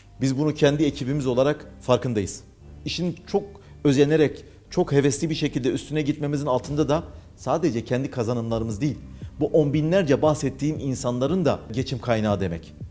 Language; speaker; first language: Turkish; native; Turkish